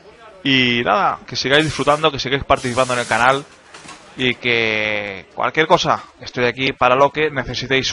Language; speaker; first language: Spanish; native; Spanish